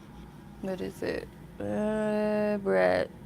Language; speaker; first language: English; native; English